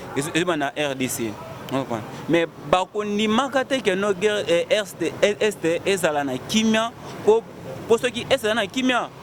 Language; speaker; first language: Lingala; non-native, local second language; Luba-Lulua